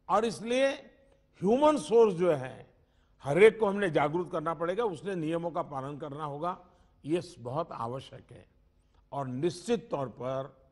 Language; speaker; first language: Hindi; non-native, local second language; Gujarati